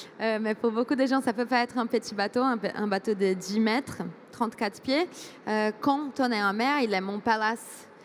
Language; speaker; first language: French; non-native, fluent; Portuguese